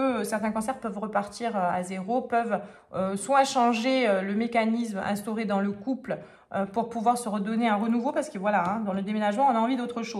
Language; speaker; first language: French; native; French